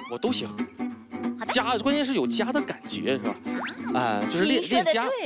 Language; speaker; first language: Chinese; native; Chinese